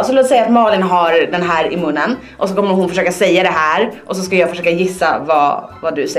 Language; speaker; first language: Swedish; native; Swedish